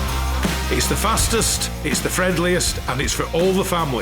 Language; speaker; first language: English; native; English